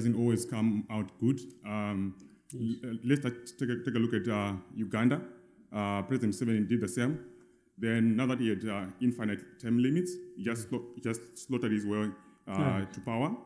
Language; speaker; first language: English; non-native, local second language; Shona